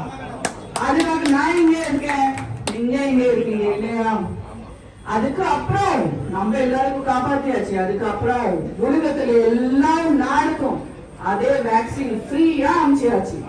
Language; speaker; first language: Tamil; non-native, fluent; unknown